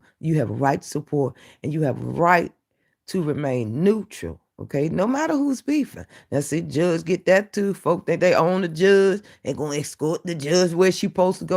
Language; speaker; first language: English; native; English